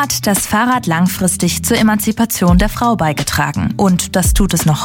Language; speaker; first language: German; native; German